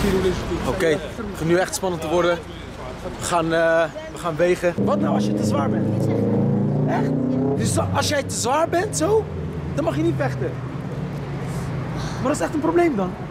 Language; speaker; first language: Dutch; native; Dutch